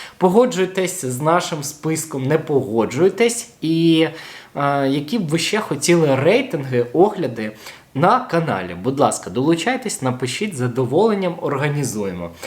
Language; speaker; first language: Ukrainian; native; Ukrainian